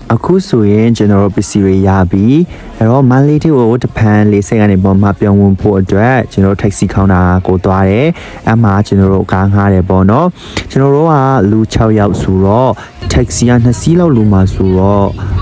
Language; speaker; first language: Burmese; non-native, local second language; Hakha Chin